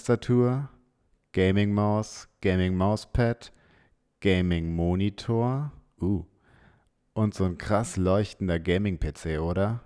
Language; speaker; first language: German; native; German